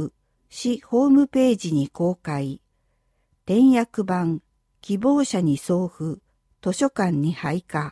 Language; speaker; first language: Japanese; native; Japanese